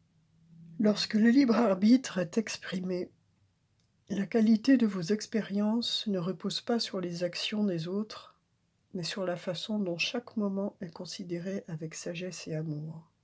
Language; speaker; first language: French; native; French